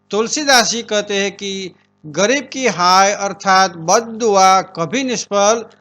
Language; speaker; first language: Hindi; non-native, local second language; Gujarati